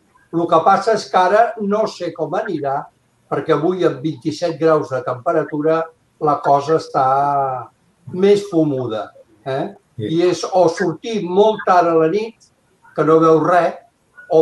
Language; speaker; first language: Catalan; native; Catalan